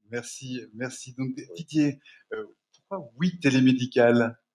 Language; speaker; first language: French; native; French